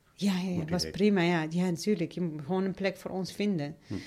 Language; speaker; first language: Dutch; non-native, fluent; Arabic